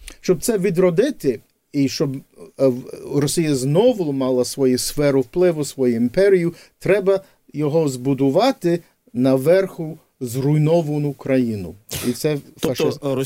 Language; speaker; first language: Ukrainian; early bilingual, heritage; English